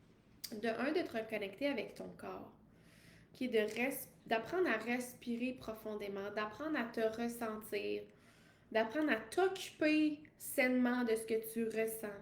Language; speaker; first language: French; native; French